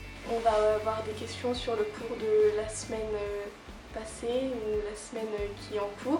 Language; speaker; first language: French; native; French